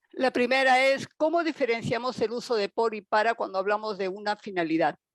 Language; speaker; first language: Spanish; native; Spanish